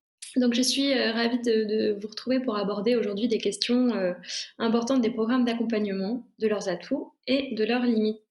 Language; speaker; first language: French; native; French